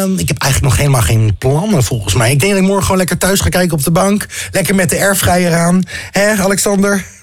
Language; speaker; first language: Dutch; native; Dutch